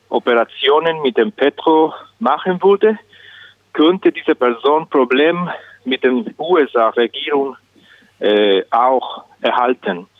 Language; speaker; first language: German; non-native, learner; Spanish